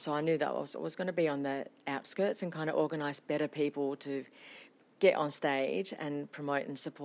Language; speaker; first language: English; non-native, fluent; Finnish